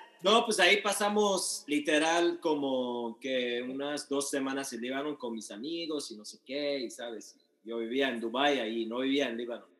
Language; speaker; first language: Spanish; non-native, fluent; Arabic